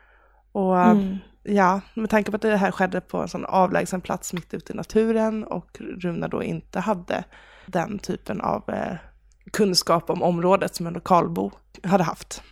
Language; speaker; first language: Swedish; native; Swedish